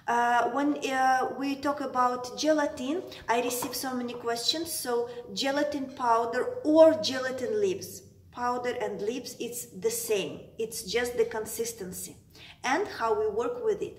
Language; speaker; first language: English; non-native, fluent; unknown